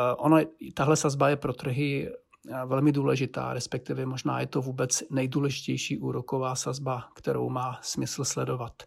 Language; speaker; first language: Czech; native; Czech